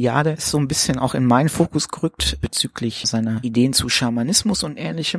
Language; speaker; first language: German; native; German